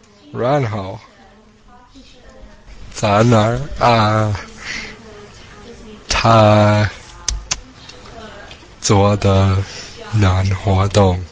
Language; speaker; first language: Chinese; non-native, learner; English